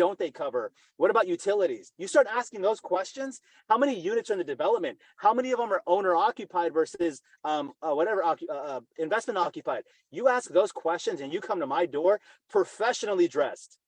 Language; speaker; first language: English; native; English